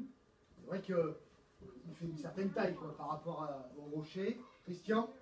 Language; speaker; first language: French; native; French